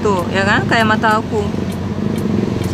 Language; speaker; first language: Indonesian; non-native, learner; Russian